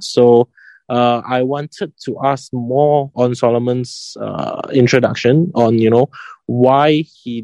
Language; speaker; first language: English; non-native, local second language; Chinese